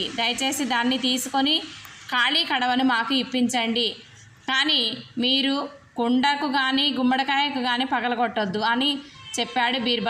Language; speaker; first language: Telugu; native; Telugu